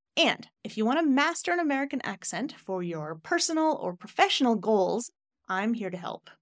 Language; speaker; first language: English; native; English